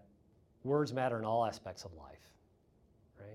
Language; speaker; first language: English; native; English